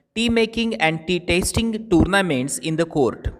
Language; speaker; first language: English; non-native, local second language; Marathi